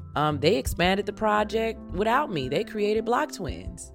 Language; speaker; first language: English; native; English